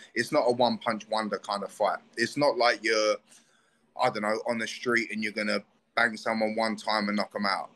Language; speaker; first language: English; native; English